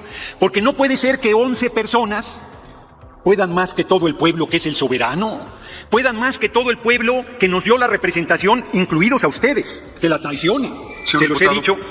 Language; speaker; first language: Spanish; native; Spanish